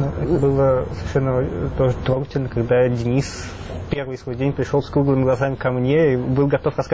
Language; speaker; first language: Russian; native; Russian